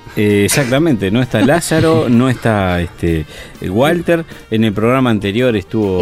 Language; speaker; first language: Spanish; native; Spanish